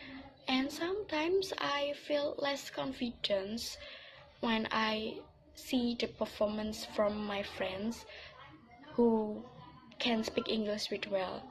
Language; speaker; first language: English; non-native, learner; Indonesian